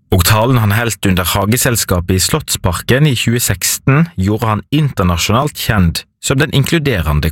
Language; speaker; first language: Norwegian; native; Norwegian